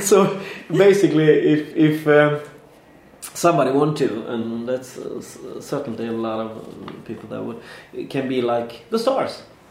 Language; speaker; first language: English; non-native, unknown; Swedish